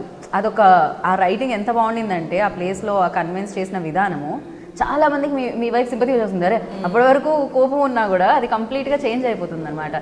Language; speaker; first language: Telugu; native; Telugu